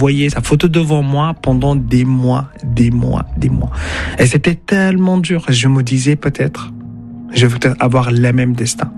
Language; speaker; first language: French; non-native, fluent; Arabic